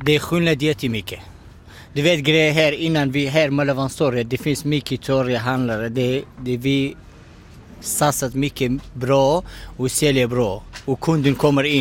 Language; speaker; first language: Swedish; non-native, learner; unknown